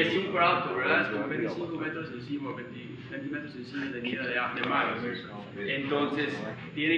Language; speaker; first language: Spanish; non-native, fluent; English